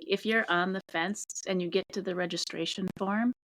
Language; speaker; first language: English; native; English